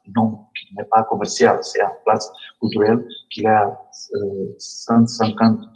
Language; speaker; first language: French; non-native, learner; Portuguese